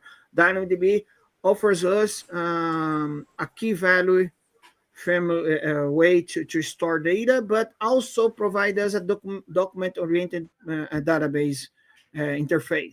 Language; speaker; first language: English; non-native, fluent; Portuguese